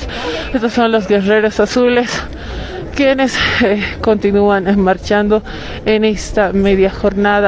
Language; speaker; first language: Spanish; native; Spanish